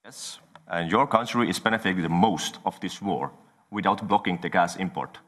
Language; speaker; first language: English; non-native, fluent; Estonian